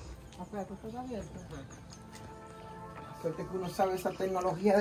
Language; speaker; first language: Spanish; native; Spanish